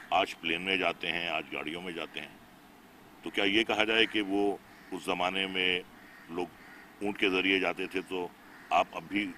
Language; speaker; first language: Hindi; native; Hindi